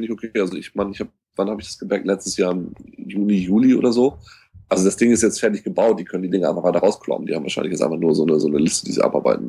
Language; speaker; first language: German; native; German